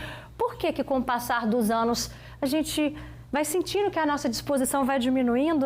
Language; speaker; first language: Portuguese; native; Portuguese